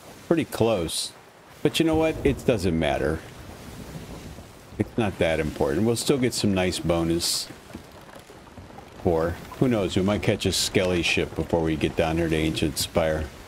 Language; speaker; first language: English; native; English